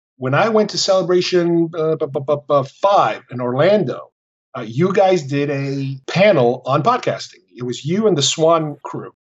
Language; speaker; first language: English; early bilingual, other home language; Spanish